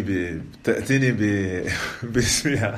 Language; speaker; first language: Arabic; non-native, fluent; French